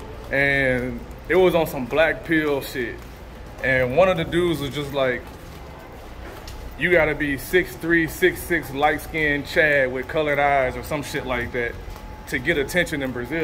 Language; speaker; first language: English; native; English